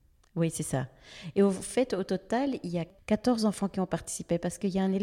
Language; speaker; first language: French; native; French